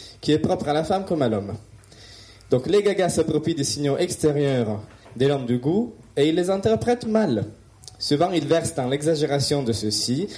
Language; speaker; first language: French; non-native, fluent; Italian